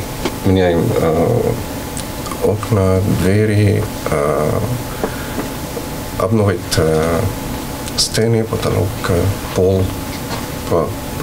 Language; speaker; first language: Russian; non-native, learner; Arabic